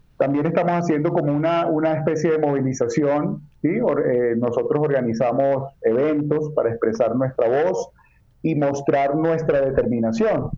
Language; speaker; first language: Spanish; native; Spanish